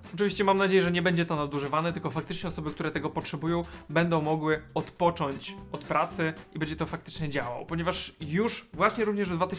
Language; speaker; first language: Polish; native; Polish